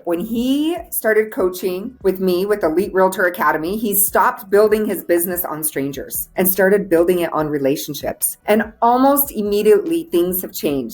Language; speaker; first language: English; native; English